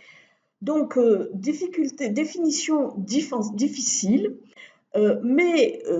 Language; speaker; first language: French; native; French